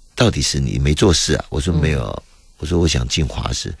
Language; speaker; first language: Chinese; native; Chinese